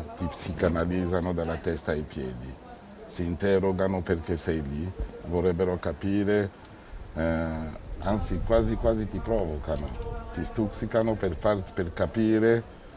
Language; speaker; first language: Italian; non-native, fluent; French